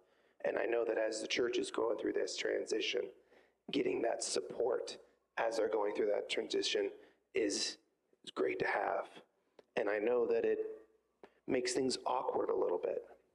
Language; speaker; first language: English; native; English